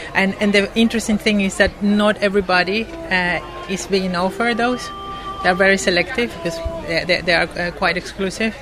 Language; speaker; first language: English; non-native, fluent; Spanish